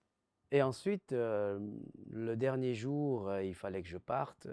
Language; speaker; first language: French; early bilingual, other home language; Khmer